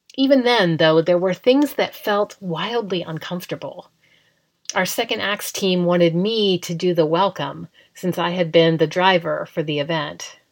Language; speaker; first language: English; native; English